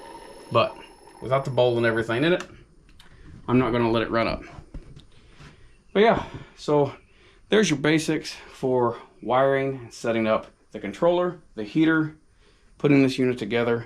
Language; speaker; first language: English; native; English